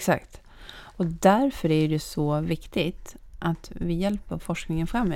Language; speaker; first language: Swedish; native; Swedish